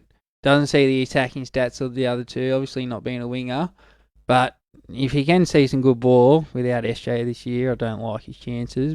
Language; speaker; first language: English; native; English